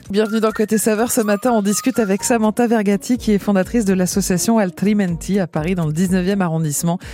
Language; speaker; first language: French; native; French